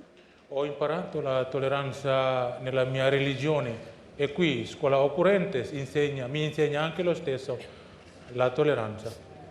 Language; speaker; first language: Italian; non-native, learner; Indonesian